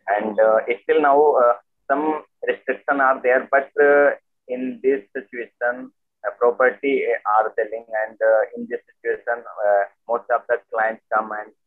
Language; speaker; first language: English; non-native, local second language; Hindi